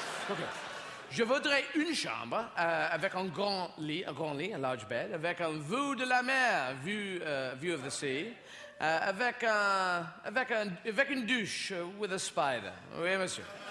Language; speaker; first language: French; non-native, fluent; English